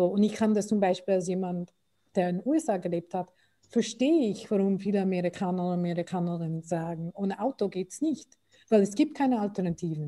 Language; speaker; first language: German; non-native, fluent; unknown